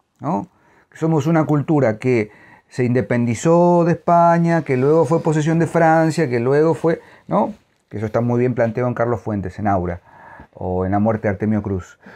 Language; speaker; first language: Spanish; native; Spanish